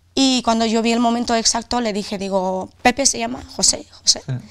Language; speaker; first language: Spanish; non-native, fluent; Romanian